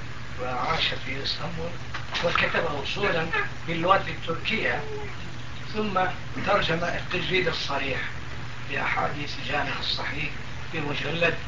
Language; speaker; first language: Arabic; non-native, fluent; Turkish